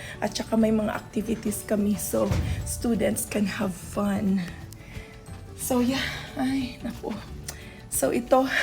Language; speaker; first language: Filipino; non-native, local second language; Hiligaynon